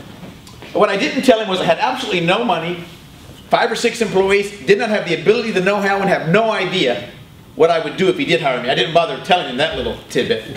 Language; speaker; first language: English; native; English